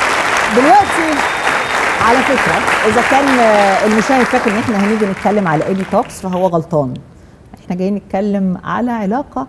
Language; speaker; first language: Arabic; native; Arabic